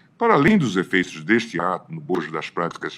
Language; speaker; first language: Portuguese; native; Portuguese